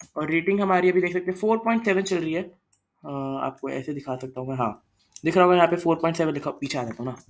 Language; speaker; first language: Hindi; native; Hindi